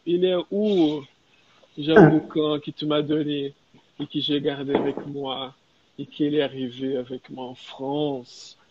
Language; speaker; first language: French; non-native, fluent; Portuguese